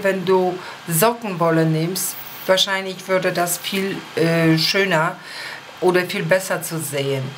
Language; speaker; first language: German; non-native, fluent; Polish